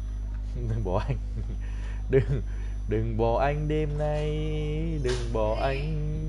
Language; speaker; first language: Vietnamese; native; Vietnamese